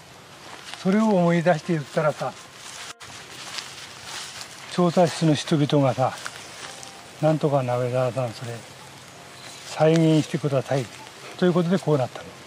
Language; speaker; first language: Japanese; native; Japanese